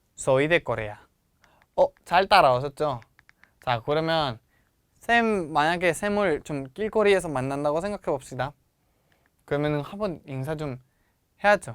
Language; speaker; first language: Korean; non-native, fluent; Spanish